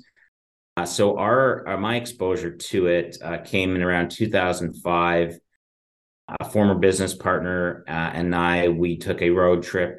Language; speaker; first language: English; native; English